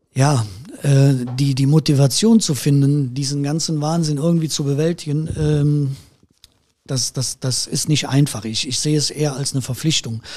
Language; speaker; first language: German; native; German